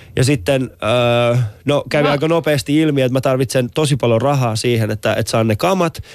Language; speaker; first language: Finnish; early bilingual, other home language; Persian